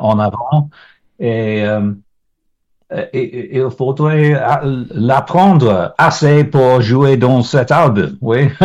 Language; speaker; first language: French; non-native, learner; English